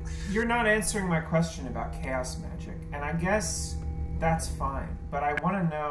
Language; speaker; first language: English; native; English